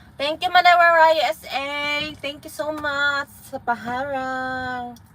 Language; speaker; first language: Filipino; non-native, local second language; Waray